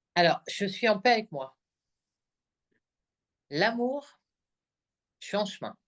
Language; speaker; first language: French; native; French